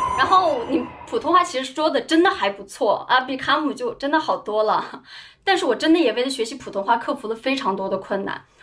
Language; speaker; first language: Chinese; non-native, local second language; Uyghur